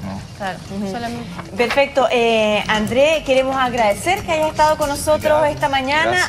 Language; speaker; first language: Spanish; native; Spanish